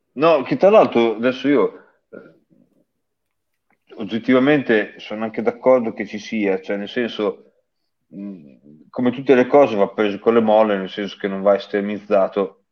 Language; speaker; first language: Italian; native; Italian